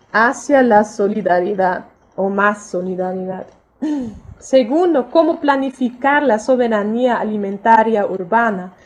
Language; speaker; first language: Spanish; non-native, fluent; German